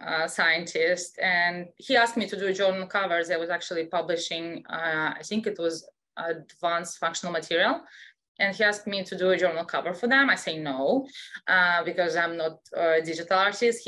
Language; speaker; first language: English; non-native, fluent; Russian